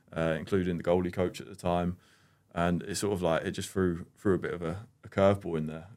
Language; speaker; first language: English; native; English